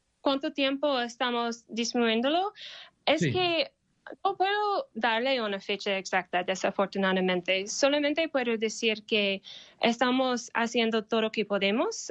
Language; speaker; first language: Spanish; non-native, learner; English